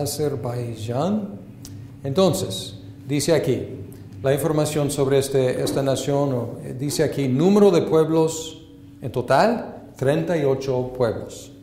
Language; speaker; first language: Spanish; non-native, fluent; English